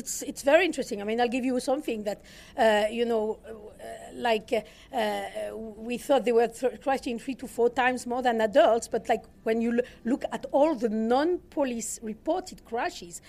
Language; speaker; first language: English; non-native, fluent; French